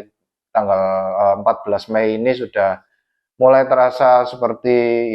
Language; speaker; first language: Indonesian; native; Indonesian